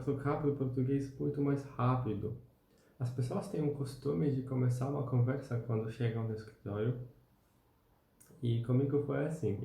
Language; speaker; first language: Portuguese; non-native, fluent; Polish